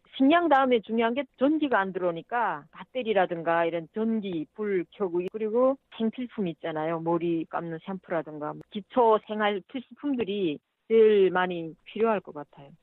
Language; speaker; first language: Korean; native; Korean